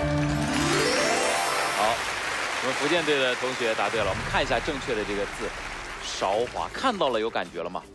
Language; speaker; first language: Chinese; native; Chinese